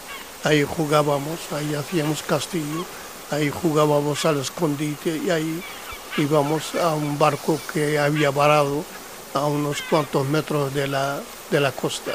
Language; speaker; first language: Spanish; non-native, local second language; Arabic